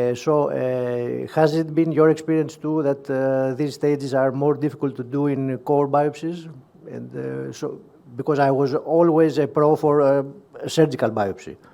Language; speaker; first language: English; non-native, fluent; Greek